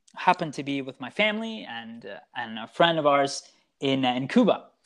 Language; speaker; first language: English; early bilingual, other home language; Italian